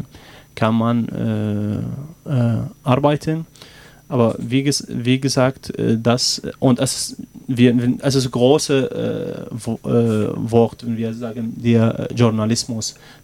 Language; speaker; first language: German; non-native, learner; Arabic